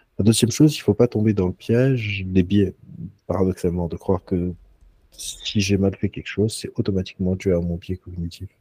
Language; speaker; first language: French; non-native, local second language; Arabic